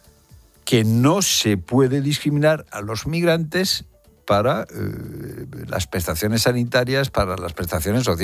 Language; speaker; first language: Spanish; native; Spanish